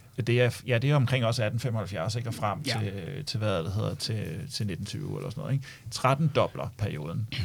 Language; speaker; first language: Danish; native; Danish